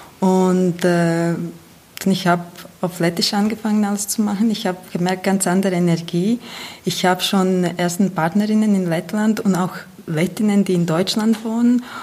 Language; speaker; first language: German; non-native, fluent; Latvian